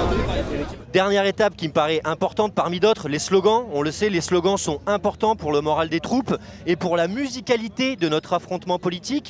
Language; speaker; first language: French; native; French